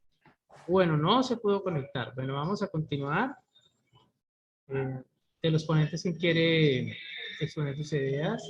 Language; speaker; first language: Spanish; native; Spanish